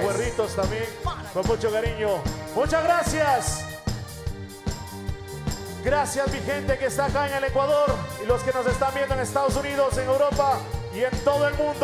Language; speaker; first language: Spanish; native; Spanish